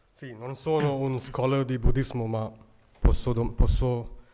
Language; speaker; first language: Italian; non-native, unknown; Sinhala